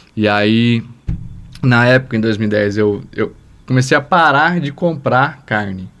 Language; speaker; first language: Portuguese; native; Portuguese